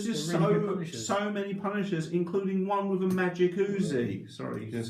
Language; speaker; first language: English; native; English